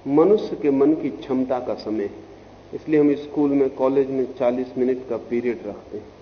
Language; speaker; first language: Hindi; native; Hindi